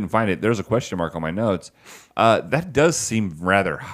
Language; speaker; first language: English; native; English